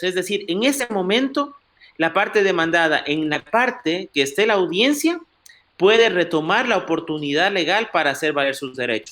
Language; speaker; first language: Spanish; native; Spanish